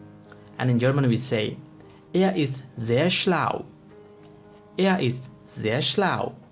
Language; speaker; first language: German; non-native, fluent; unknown